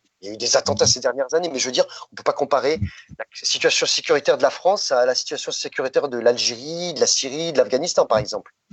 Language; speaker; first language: French; early bilingual, other home language; Riffian